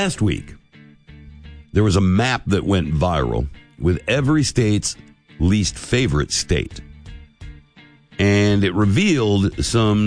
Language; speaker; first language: English; native; English